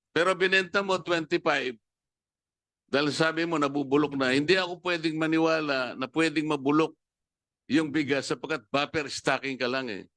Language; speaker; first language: Filipino; non-native, local second language; Pampanga